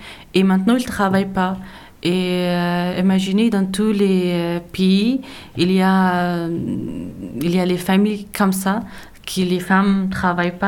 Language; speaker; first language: French; non-native, learner; Persian